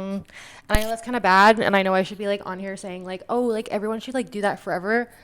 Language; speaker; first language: English; native; English